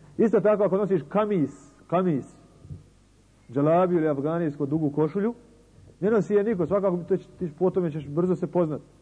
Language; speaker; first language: Bosnian; native; Bosnian